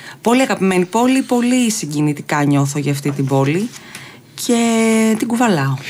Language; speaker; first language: Greek; native; Greek